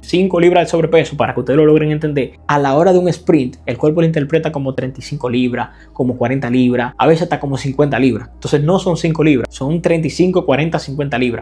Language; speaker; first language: Spanish; native; Spanish